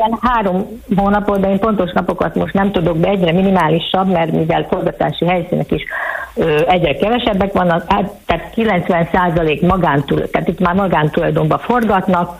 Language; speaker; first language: Hungarian; native; Hungarian